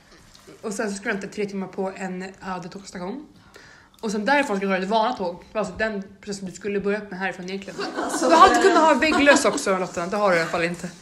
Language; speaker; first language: Swedish; native; Swedish